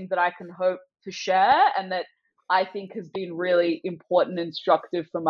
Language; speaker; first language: English; non-native, local second language; Persian